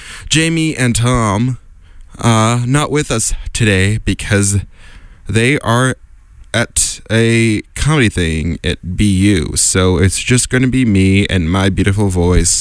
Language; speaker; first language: English; native; English